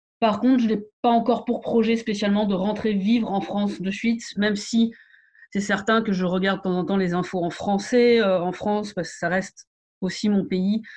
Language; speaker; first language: French; native; French